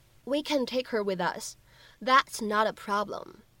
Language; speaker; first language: English; non-native, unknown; Chinese